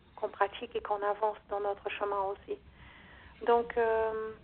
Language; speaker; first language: French; non-native, fluent; Portuguese